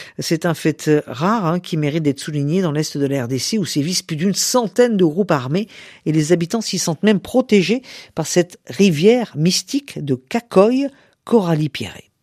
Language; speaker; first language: French; native; French